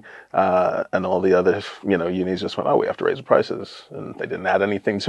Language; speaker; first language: English; native; English